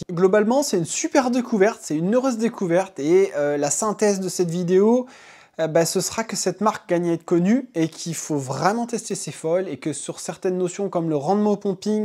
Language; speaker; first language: French; native; French